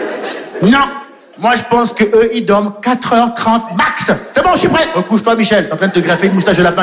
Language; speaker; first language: French; native; French